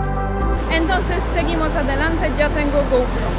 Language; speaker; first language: Spanish; non-native, fluent; Polish